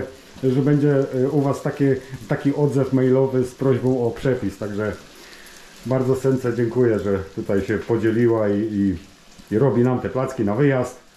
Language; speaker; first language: Polish; native; Polish